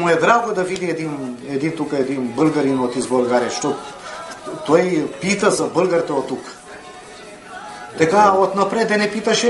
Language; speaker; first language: Bulgarian; early bilingual, heritage; Bulgarian